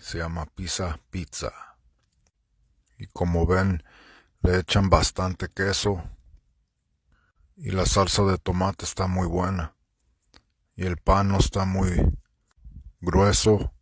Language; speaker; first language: Spanish; early bilingual, heritage; Spanish